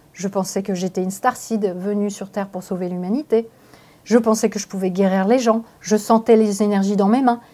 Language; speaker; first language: French; native; French